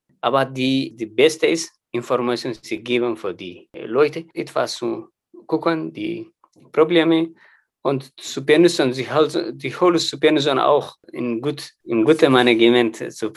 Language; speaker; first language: German; non-native, learner; Tigrinya